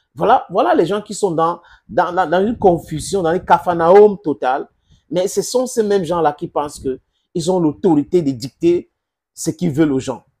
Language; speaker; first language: French; non-native, local second language; English